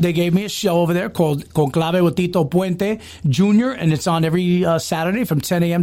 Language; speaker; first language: English; early bilingual, other home language; Spanish